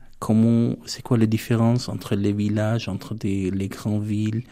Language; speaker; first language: French; non-native, fluent; Armenian